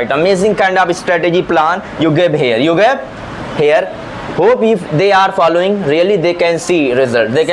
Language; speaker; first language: English; non-native, local second language; Hindi